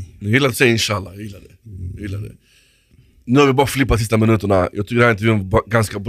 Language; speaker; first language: Swedish; native; Swedish